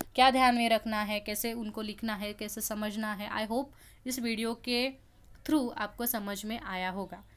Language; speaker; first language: Hindi; non-native, local second language; Marathi